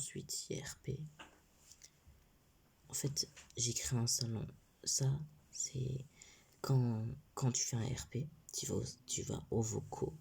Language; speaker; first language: French; native; French